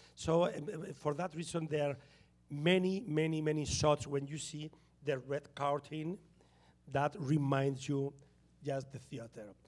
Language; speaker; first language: English; non-native, fluent; Spanish